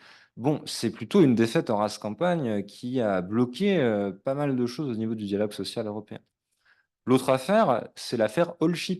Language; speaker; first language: French; native; French